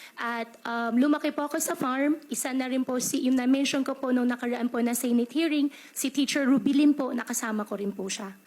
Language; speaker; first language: Filipino; native; Filipino